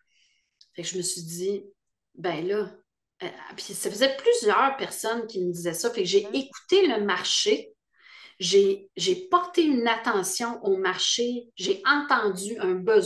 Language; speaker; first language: French; native; French